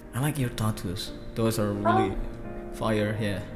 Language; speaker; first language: English; non-native, fluent; Indonesian